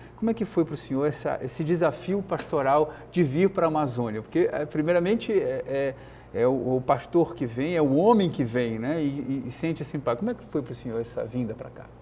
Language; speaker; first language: Portuguese; native; Portuguese